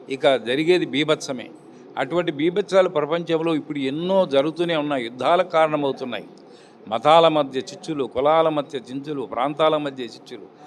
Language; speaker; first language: Telugu; native; Telugu